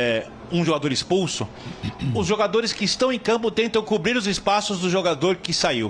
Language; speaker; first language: Portuguese; native; Portuguese